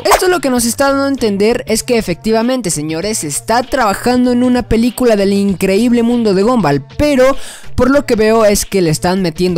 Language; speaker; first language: Spanish; native; Spanish